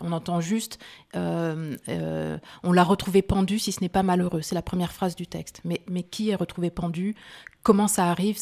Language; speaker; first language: French; early bilingual, other home language; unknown